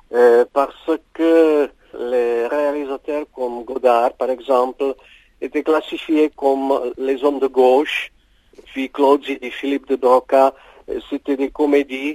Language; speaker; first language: French; non-native, fluent; Czech